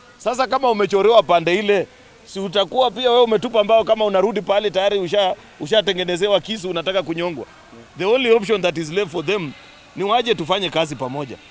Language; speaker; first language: Swahili; non-native, local second language; Kalenjin